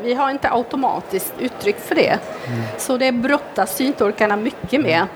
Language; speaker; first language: Swedish; non-native, fluent; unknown